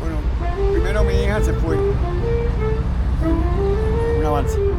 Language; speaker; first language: Spanish; native; Spanish